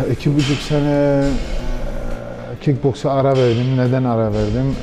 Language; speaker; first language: Turkish; early bilingual, heritage; Turkish